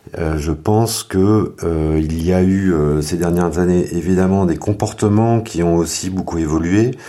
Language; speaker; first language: French; native; French